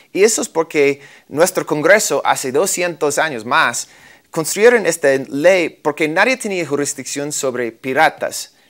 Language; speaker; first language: Spanish; non-native, fluent; English